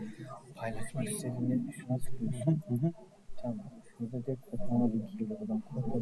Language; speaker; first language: Turkish; native; Turkish